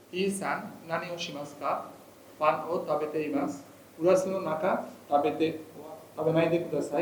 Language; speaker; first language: Japanese; non-native, learner; Bangla